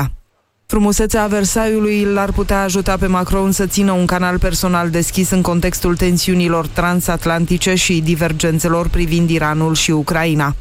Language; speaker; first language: Romanian; native; Romanian